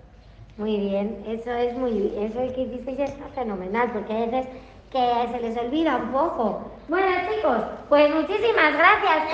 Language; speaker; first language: Spanish; native; Spanish